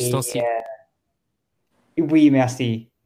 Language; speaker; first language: French; non-native, learner; German